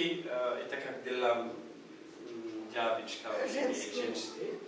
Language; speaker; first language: Russian; non-native, learner; Arabic